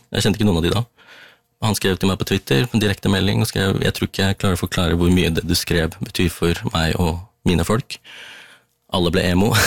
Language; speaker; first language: Norwegian; early bilingual, other home language; Tamil